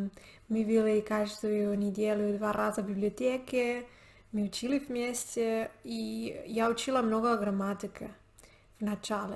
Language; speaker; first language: Russian; non-native, learner; Spanish